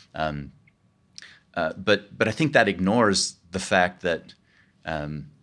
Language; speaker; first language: English; native; English